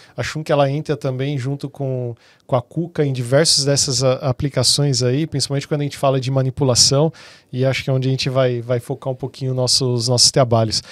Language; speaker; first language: Portuguese; native; Portuguese